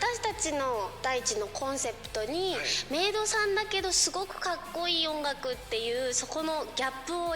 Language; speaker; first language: Japanese; native; Japanese